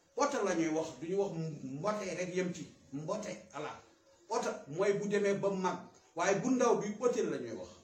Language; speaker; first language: Wolof; non-native, local second language; Fula